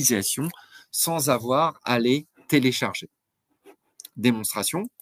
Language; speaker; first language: French; native; French